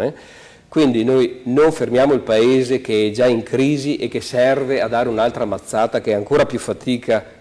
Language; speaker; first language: Italian; native; Italian